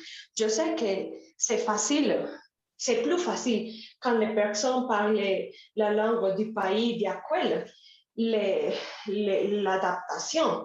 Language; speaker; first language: French; non-native, learner; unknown